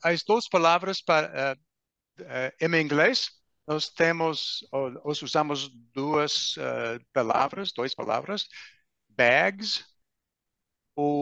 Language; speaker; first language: Portuguese; non-native, learner; English